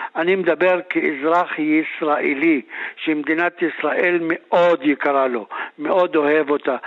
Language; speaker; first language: Hebrew; non-native, local second language; Arabic